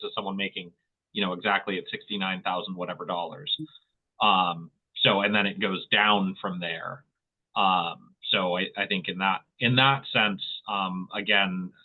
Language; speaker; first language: English; native; English